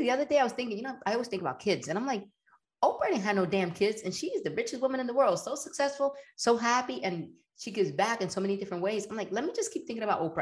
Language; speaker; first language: English; early bilingual, other home language; Spanish